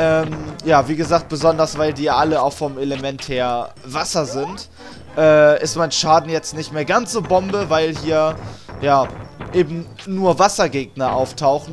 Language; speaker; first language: German; native; German